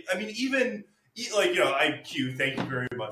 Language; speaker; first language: English; native; English